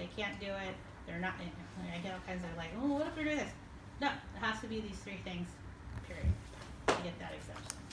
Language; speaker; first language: English; native; English